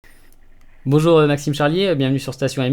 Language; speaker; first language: French; native; French